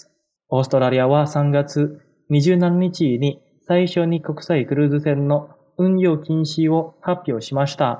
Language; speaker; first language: Japanese; non-native, fluent; Indonesian